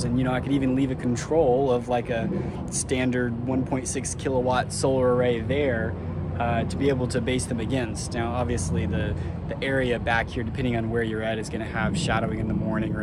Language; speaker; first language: English; native; English